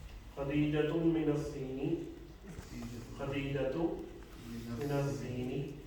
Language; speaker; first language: Arabic; non-native, fluent; Urdu